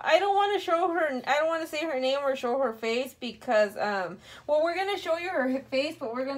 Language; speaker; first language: English; early bilingual, other home language; Spanish